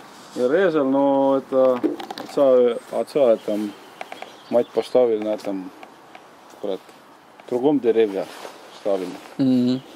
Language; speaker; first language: Russian; non-native, learner; Estonian